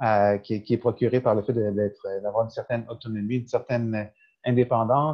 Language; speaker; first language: French; native; French